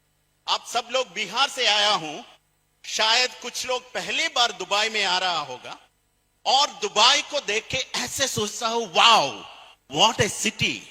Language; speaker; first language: Hindi; non-native, local second language; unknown